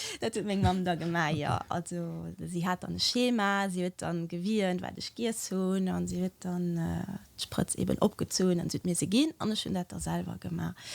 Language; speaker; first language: Luxembourgish; early bilingual, other home language; Portuguese